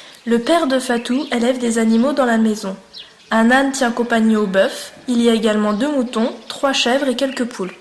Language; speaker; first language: French; native; French